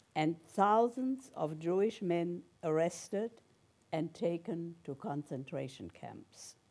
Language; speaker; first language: English; early bilingual, other home language; German